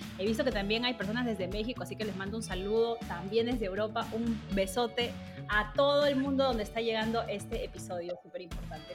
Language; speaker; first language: Spanish; native; Spanish